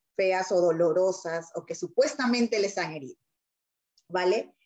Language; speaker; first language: Spanish; native; Spanish